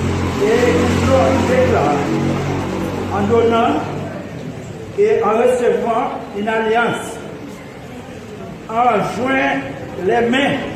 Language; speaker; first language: French; non-native, local second language; Haitian Creole